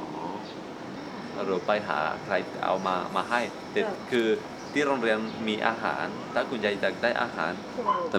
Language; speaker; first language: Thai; non-native, fluent; Spanish